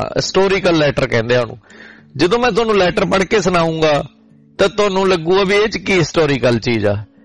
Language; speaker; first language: Punjabi; native; Punjabi